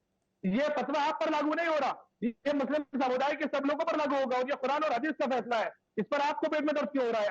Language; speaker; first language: Hindi; native; Hindi